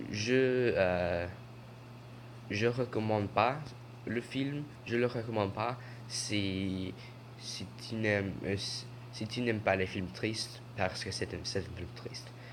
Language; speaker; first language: French; non-native, learner; English